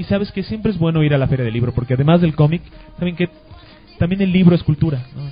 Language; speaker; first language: Spanish; native; Spanish